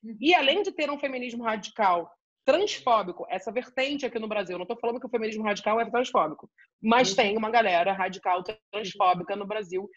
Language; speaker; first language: Portuguese; native; Portuguese